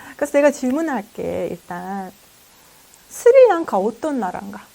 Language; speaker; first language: Korean; non-native, fluent; Azerbaijani